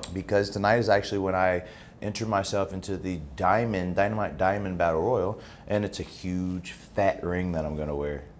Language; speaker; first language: English; native; English